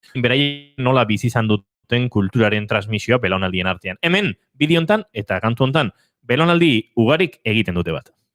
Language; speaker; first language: Basque; native; Basque